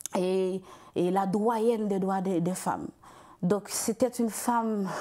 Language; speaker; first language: French; non-native, local second language; Haitian Creole